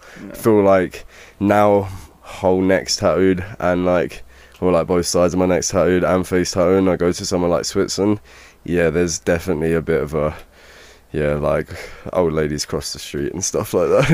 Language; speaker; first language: English; native; English